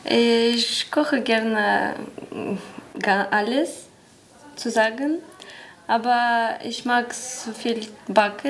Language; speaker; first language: German; non-native, learner; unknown